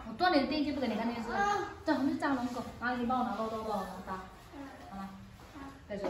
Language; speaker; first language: Chinese; native; Chinese